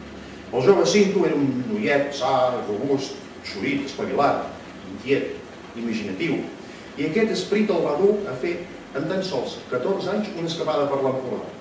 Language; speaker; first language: Catalan; native; Catalan